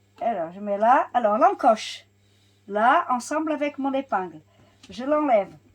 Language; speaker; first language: French; non-native, fluent; Portuguese